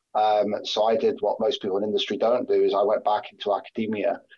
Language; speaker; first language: English; native; English